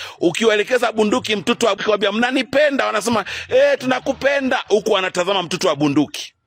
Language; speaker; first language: Swahili; native; Swahili